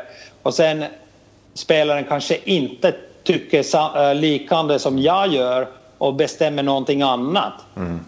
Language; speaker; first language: Swedish; non-native, fluent; Finnish